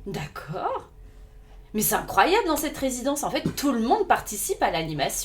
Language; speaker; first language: French; native; French